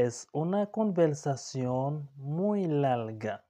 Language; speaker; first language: Spanish; non-native, learner; Haitian Creole